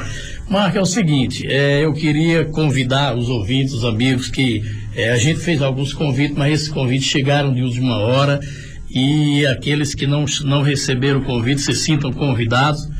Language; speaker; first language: Portuguese; native; Portuguese